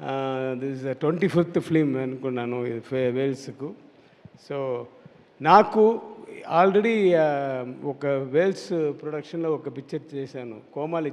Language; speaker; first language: Telugu; non-native, learner; Tamil